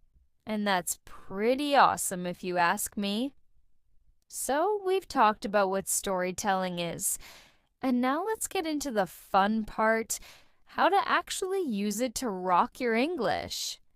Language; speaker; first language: English; non-native, fluent; Spanish